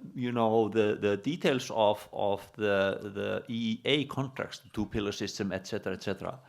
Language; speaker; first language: English; non-native, fluent; Icelandic